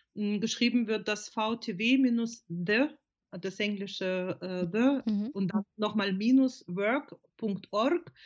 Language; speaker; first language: German; non-native, fluent; Russian